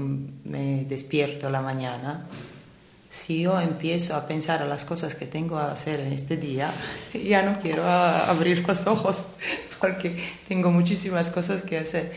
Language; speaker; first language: Spanish; non-native, fluent; Italian